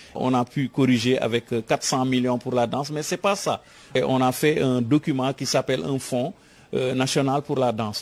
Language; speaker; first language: French; non-native, local second language; Wolof